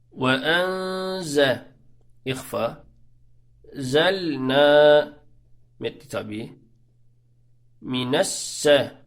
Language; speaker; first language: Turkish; native; Turkish